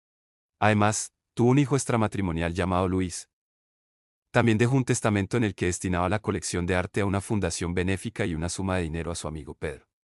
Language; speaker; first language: Spanish; native; Spanish